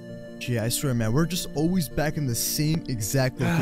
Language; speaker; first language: English; native; English